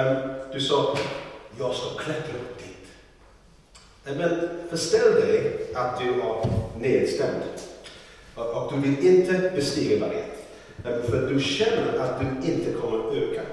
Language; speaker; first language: Swedish; non-native, learner; English